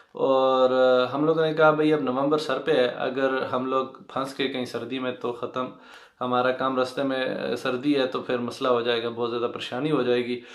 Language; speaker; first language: Hindi; non-native, local second language; Punjabi